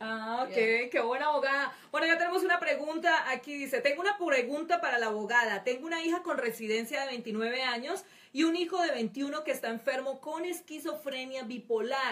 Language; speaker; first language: Spanish; native; Spanish